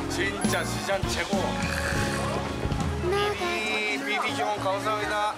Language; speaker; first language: Korean; non-native, learner; Japanese